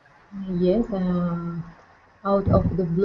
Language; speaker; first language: English; non-native, learner; Spanish